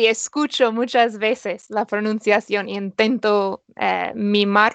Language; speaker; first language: Spanish; non-native, fluent; English